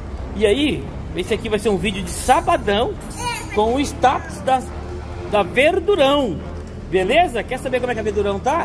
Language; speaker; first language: Portuguese; native; Portuguese